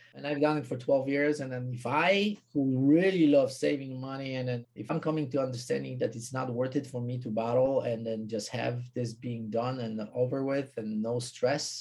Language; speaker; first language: English; non-native, fluent; Polish